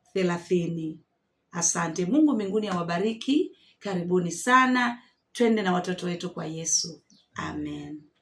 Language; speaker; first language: Swahili; native; Swahili